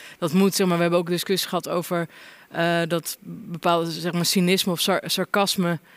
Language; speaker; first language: Dutch; native; Dutch